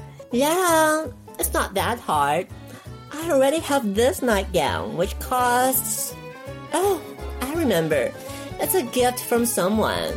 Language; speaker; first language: English; non-native, fluent; Chinese